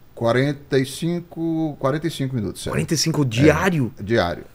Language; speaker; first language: Portuguese; native; Portuguese